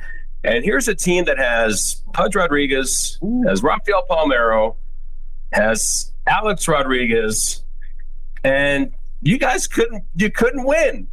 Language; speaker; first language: English; native; English